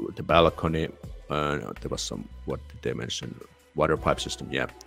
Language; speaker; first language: English; non-native, fluent; Finnish